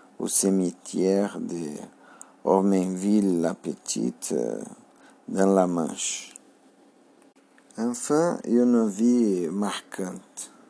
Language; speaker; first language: French; non-native, learner; Portuguese